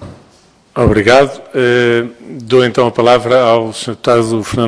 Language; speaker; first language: Portuguese; native; Portuguese